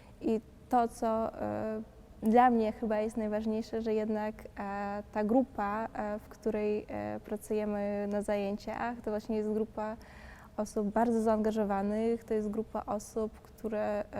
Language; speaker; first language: Polish; non-native, fluent; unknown